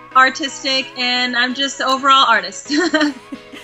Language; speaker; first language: English; native; English